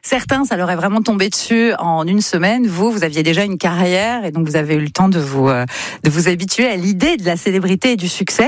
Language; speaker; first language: French; native; French